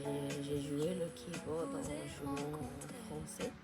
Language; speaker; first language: French; non-native, fluent; Japanese